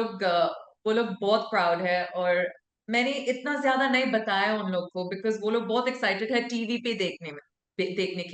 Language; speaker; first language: Hindi; non-native, local second language; English